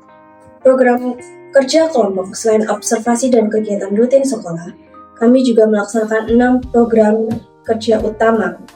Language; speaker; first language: Indonesian; native; Indonesian